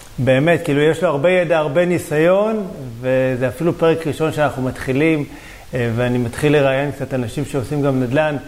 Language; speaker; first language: Hebrew; native; Hebrew